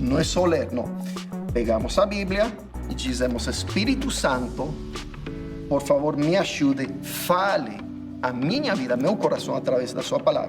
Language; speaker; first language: Portuguese; non-native, fluent; English